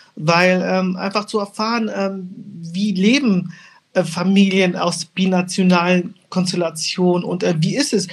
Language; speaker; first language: German; early bilingual, other home language; Portuguese